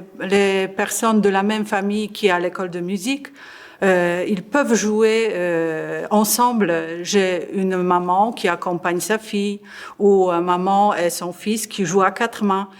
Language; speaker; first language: French; non-native, fluent; Polish